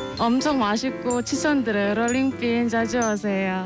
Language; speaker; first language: Korean; non-native, fluent; Indonesian